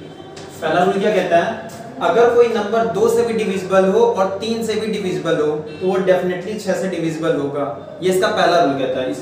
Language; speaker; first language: Hindi; native; Hindi